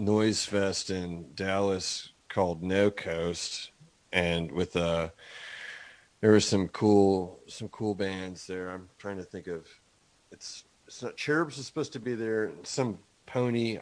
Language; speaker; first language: English; native; English